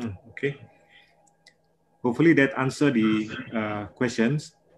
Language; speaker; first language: English; non-native, local second language; Malay